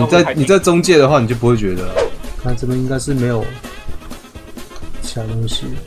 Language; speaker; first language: Chinese; native; Chinese